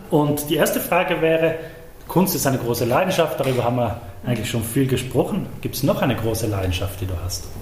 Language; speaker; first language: German; native; German